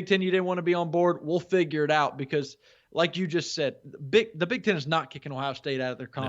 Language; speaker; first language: English; native; English